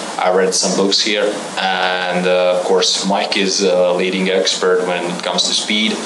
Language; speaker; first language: English; non-native, fluent; Croatian